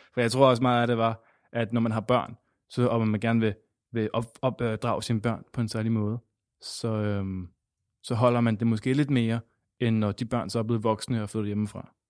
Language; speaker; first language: Danish; native; Danish